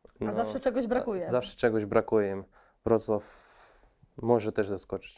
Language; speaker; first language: Polish; non-native, fluent; Russian